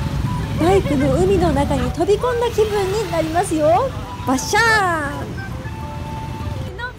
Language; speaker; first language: Japanese; native; Japanese